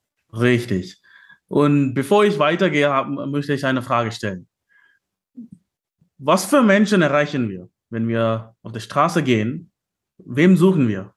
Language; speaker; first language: German; non-native, fluent; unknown